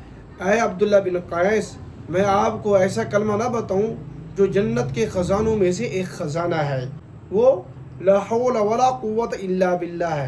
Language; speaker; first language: Urdu; native; Urdu